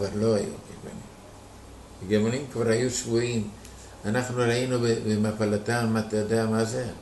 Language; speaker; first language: Hebrew; non-native, fluent; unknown